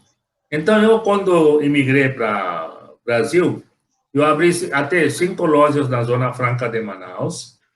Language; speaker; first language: Portuguese; non-native, fluent; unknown